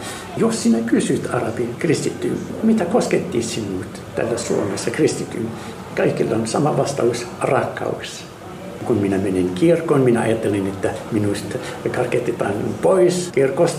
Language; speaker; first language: Finnish; non-native, learner; Arabic